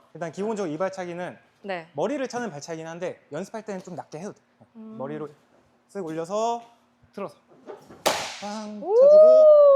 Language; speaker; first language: Korean; non-native, fluent; German